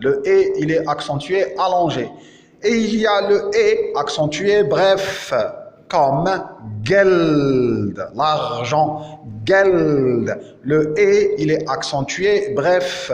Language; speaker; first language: French; non-native, local second language; Arabic